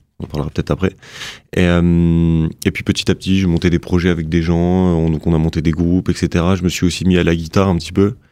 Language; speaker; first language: French; native; French